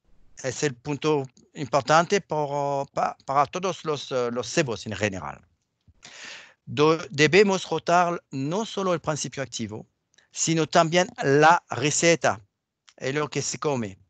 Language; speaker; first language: Spanish; non-native, learner; French